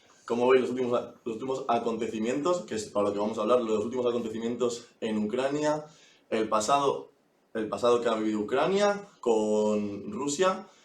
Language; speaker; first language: Spanish; native; Spanish